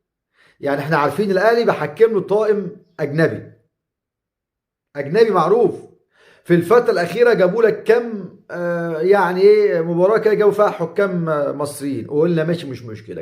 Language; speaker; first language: Arabic; native; Arabic